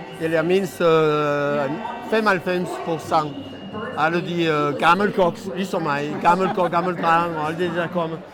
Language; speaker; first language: Danish; non-native, fluent; French